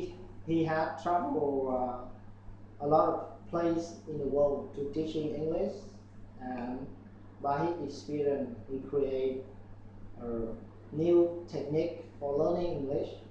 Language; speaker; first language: English; non-native, learner; Vietnamese